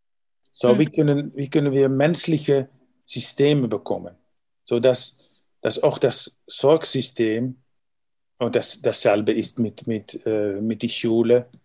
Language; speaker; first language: German; non-native, learner; Dutch